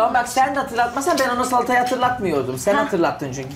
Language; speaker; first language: Turkish; native; Turkish